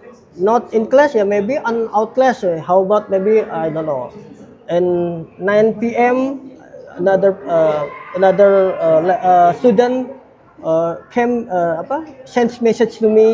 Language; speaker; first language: English; non-native, learner; Indonesian